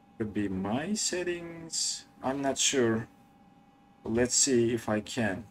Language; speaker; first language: English; non-native, fluent; Turkish